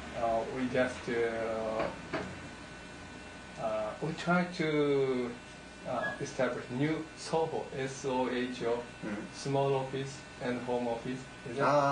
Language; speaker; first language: English; non-native, learner; Japanese